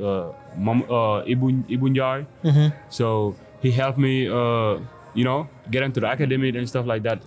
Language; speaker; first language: English; non-native, fluent; Wolof